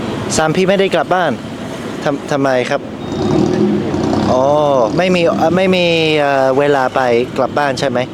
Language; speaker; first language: Thai; non-native, learner; English